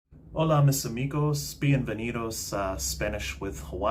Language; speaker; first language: Spanish; non-native, fluent; English